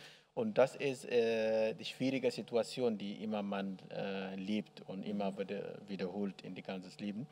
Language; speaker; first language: German; non-native, learner; Arabic